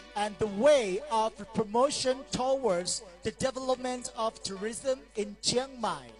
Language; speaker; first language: English; non-native, fluent; Thai